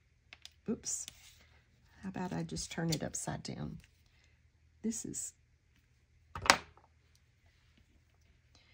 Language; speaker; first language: English; native; English